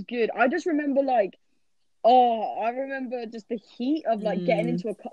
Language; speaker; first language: English; native; English